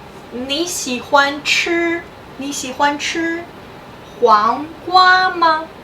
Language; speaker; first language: Chinese; non-native, fluent; English